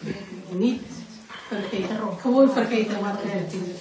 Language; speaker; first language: Dutch; non-native, learner; Indonesian